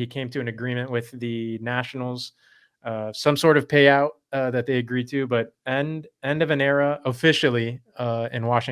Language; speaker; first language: English; native; English